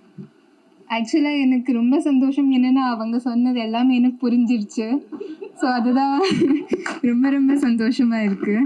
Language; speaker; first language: Tamil; non-native, learner; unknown